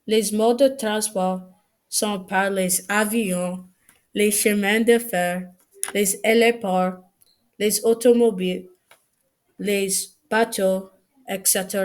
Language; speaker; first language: French; non-native, learner; English